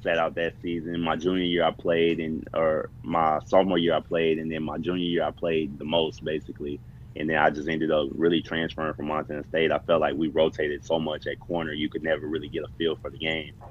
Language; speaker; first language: English; native; English